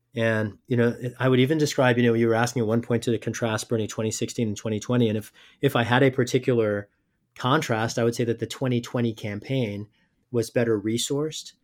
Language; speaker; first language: English; native; English